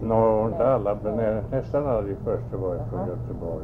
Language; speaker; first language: Swedish; early bilingual, heritage; Swedish